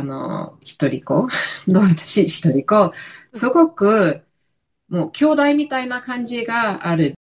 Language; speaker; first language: Japanese; non-native, fluent; English